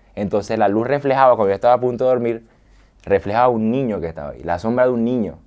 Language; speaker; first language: Spanish; native; Spanish